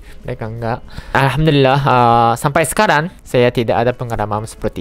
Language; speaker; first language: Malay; non-native, fluent; Japanese